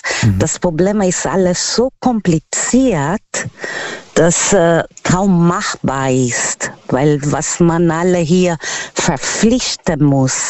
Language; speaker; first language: German; non-native, learner; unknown